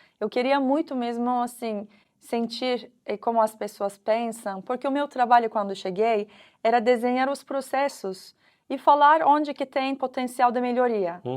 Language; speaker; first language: Portuguese; non-native, fluent; Turkish